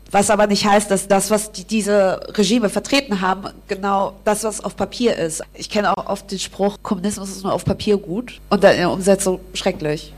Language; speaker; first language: German; early bilingual, other home language; Vietnamese